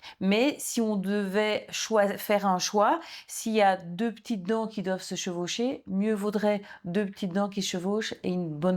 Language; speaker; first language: French; native; French